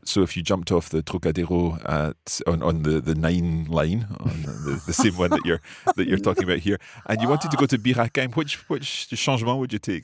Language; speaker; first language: English; native; English